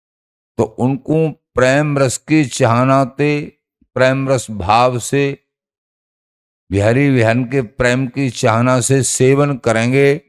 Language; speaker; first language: Hindi; native; Hindi